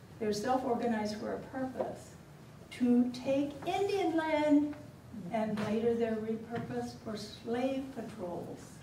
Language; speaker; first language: English; native; English